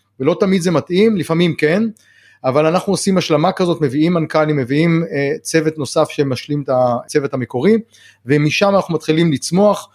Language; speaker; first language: Hebrew; native; Hebrew